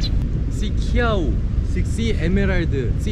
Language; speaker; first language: Thai; non-native, learner; Korean